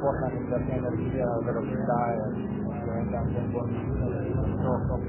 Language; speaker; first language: Italian; non-native, local second language; Swiss German